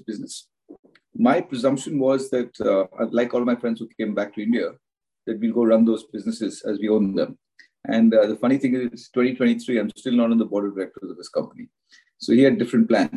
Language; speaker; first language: English; non-native, local second language; Hindi